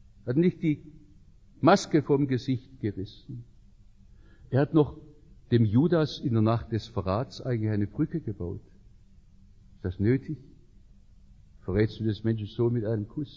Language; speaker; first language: German; native; German